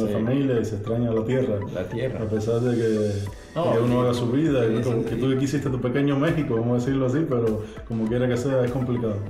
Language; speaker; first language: Spanish; native; Spanish